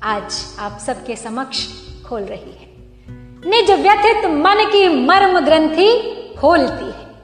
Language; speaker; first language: Hindi; native; Hindi